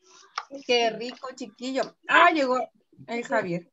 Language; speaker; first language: Spanish; native; Spanish